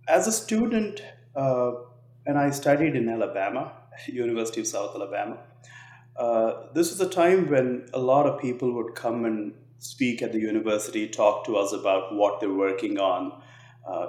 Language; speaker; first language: English; non-native, local second language; Telugu